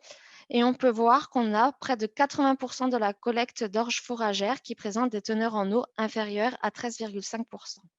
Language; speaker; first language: French; native; French